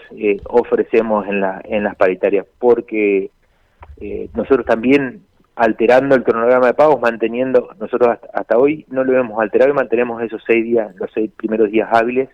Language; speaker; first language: Spanish; native; Spanish